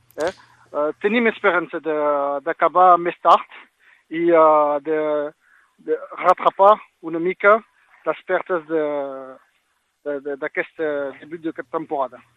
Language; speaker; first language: Catalan; non-native, local second language; French